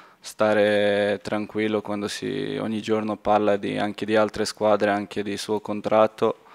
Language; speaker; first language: Italian; non-native, fluent; Serbian